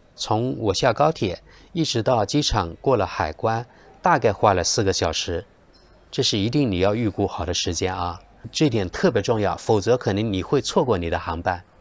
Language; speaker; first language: Chinese; native; Chinese